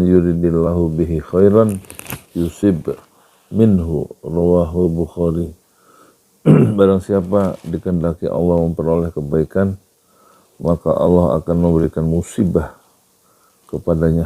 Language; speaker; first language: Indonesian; native; Indonesian